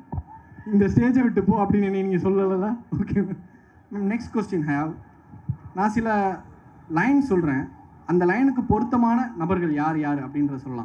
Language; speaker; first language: Tamil; native; Tamil